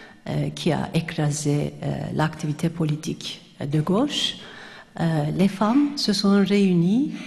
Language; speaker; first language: French; non-native, fluent; Turkish